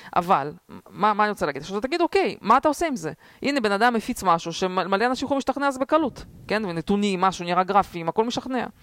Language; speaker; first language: Hebrew; early bilingual, other home language; Russian